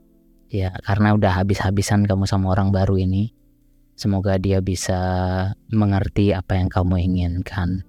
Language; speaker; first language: Indonesian; native; Indonesian